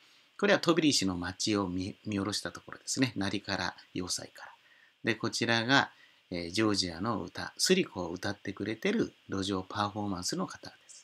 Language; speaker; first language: Japanese; native; Japanese